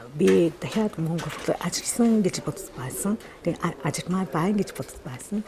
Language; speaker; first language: Mongolian; non-native, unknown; Japanese